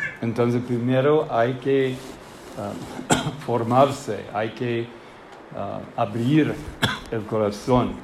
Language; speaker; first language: Spanish; non-native, fluent; English